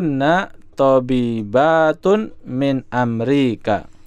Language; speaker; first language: Arabic; non-native, fluent; Indonesian